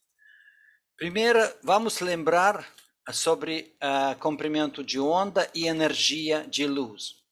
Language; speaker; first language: Portuguese; non-native, fluent; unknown